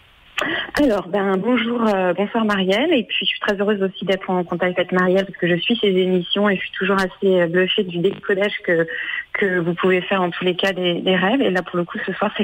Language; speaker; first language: French; native; French